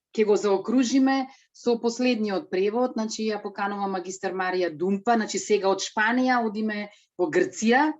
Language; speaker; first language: Macedonian; native; Macedonian